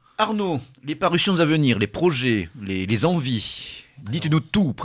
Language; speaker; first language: French; native; French